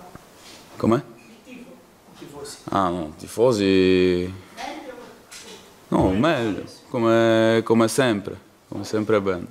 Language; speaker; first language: Italian; non-native, learner; Polish